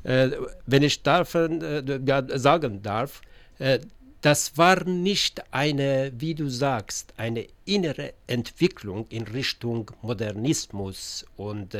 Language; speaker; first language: German; non-native, learner; Persian